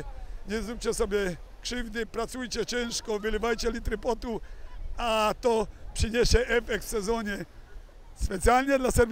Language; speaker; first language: Polish; native; Polish